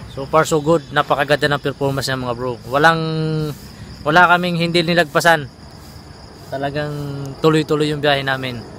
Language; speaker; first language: Filipino; non-native, local second language; Bikol